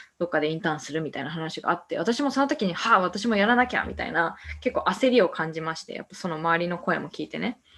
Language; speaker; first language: Japanese; native; Japanese